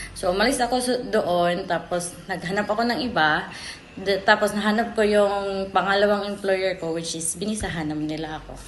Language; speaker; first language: Filipino; non-native, local second language; Cebuano